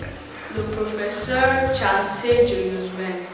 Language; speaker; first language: French; non-native, learner; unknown